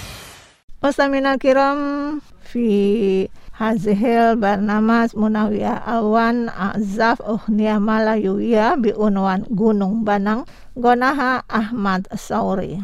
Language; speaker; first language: Arabic; non-native, fluent; Indonesian